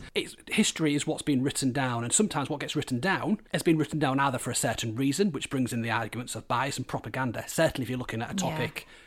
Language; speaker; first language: English; native; English